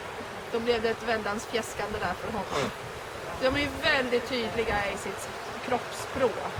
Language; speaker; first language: Swedish; native; Swedish